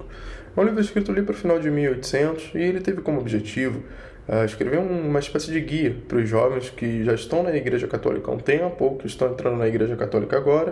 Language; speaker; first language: Portuguese; native; Portuguese